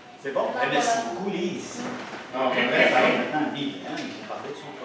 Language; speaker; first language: French; native; French